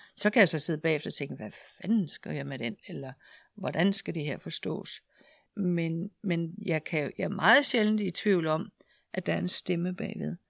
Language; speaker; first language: Danish; native; Danish